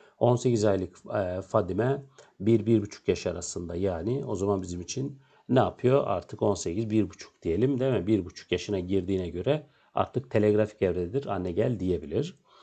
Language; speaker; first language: Turkish; native; Turkish